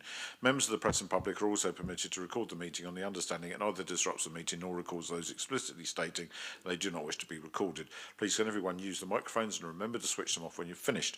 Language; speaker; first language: English; native; English